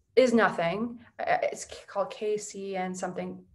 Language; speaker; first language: English; native; English